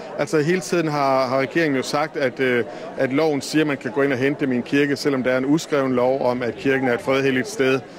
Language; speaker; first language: Danish; native; Danish